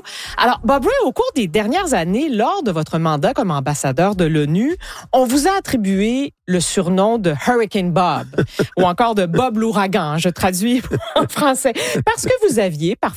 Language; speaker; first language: French; native; French